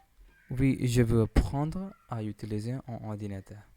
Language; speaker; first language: French; non-native, learner; English